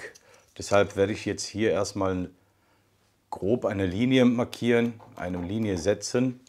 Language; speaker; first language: German; native; German